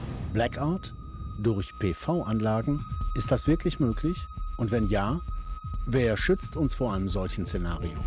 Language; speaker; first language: German; native; German